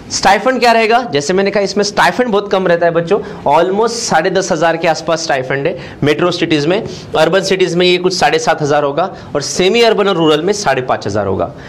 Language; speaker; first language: Hindi; non-native, local second language; Marathi